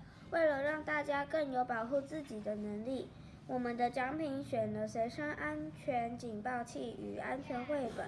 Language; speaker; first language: Chinese; native; Chinese